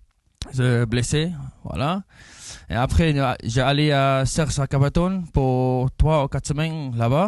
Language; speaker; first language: French; non-native, learner; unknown